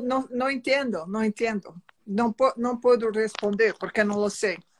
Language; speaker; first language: Spanish; non-native, learner; Portuguese